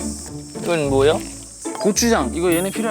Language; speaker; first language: Korean; native; Korean